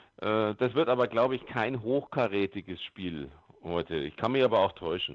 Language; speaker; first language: German; native; German